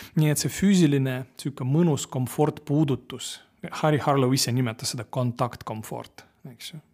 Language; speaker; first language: Estonian; non-native, local second language; Russian